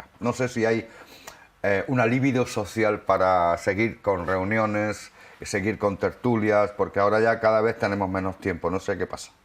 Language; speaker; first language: Spanish; native; Spanish